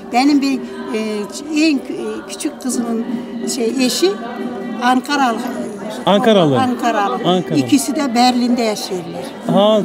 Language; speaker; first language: Turkish; early bilingual, heritage; Turkish